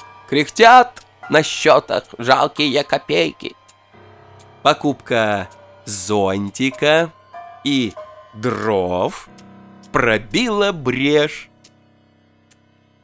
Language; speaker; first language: Russian; native; Russian